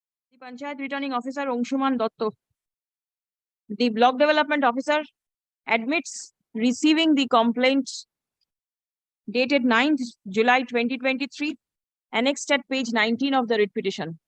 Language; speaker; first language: English; non-native, local second language; Bangla